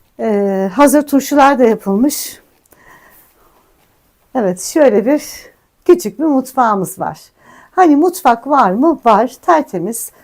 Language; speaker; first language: Turkish; native; Turkish